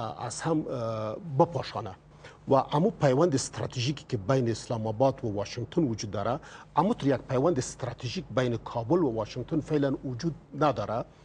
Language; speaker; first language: Persian; native; Persian